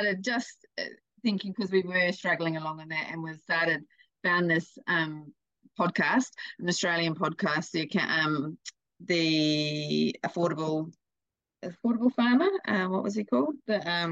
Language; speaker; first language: English; native; English